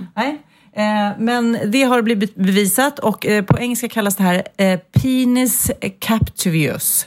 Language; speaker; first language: Swedish; native; Swedish